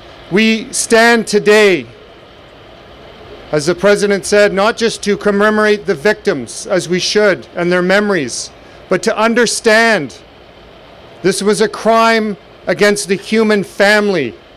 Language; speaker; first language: English; native; English